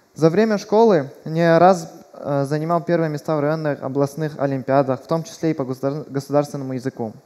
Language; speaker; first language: Russian; early bilingual, other home language; Persian